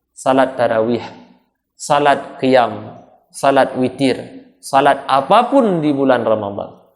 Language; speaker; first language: Malay; non-native, local second language; Achinese